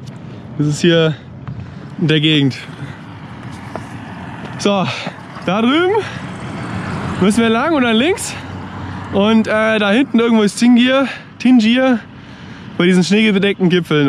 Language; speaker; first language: German; native; German